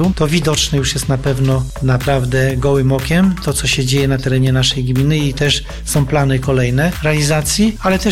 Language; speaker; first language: Polish; native; Polish